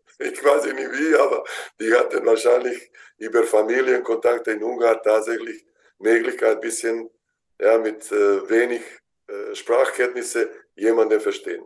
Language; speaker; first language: German; non-native, fluent; Bosnian